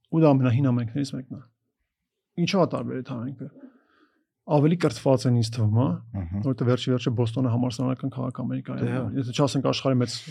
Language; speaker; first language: Armenian; native; Armenian